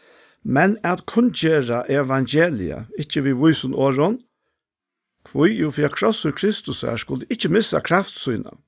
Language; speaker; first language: Danish; non-native, local second language; Faroese